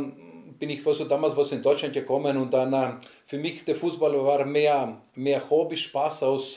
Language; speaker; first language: German; non-native, learner; Greek